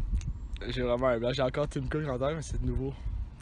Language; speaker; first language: French; native; French